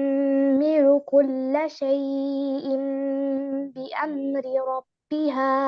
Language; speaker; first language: Arabic; non-native, learner; English